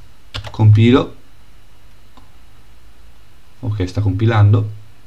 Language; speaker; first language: Italian; native; Italian